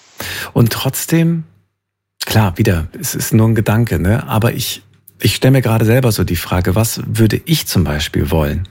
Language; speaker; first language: German; native; German